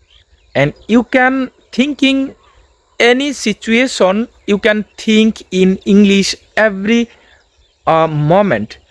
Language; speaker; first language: English; non-native, learner; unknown